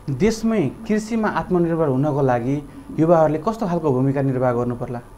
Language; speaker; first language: Nepali; native; Nepali